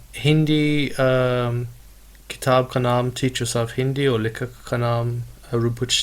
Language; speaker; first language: Hindi; non-native, learner; English